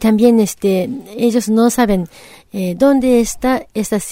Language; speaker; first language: Spanish; non-native, fluent; Japanese